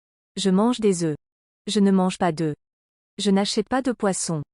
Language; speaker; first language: French; non-native, learner; English